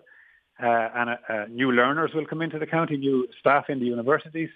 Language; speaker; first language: English; native; English